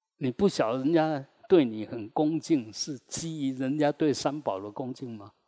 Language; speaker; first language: Chinese; native; Chinese